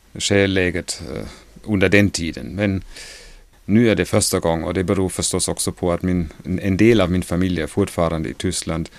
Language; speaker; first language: Swedish; non-native, fluent; German